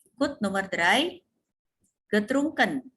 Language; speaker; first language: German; non-native, fluent; Indonesian